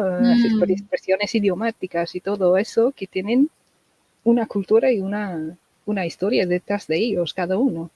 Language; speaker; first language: Spanish; non-native, fluent; English